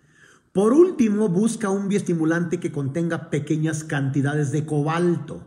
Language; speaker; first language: Spanish; native; Spanish